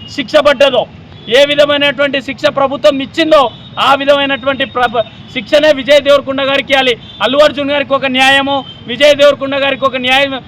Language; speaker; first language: Telugu; non-native, local second language; Lambadi